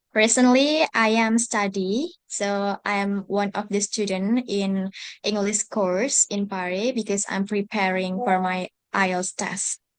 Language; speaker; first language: English; non-native, learner; Indonesian